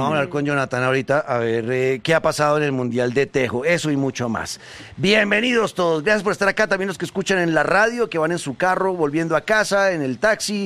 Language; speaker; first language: Spanish; native; Spanish